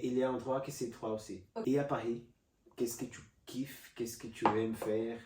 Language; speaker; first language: French; non-native, learner; Portuguese